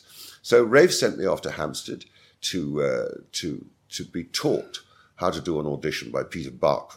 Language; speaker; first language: English; native; English